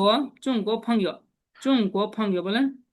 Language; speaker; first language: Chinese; non-native, fluent; Bangla